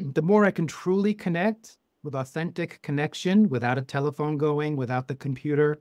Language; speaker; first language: English; native; English